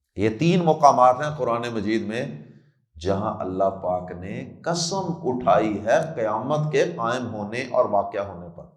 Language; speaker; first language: Urdu; non-native, local second language; Punjabi